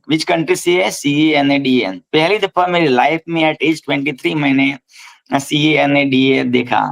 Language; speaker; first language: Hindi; non-native, local second language; Gujarati